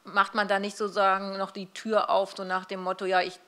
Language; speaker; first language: German; native; German